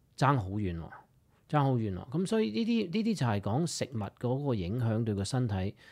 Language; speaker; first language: Cantonese; early bilingual, heritage; Cantonese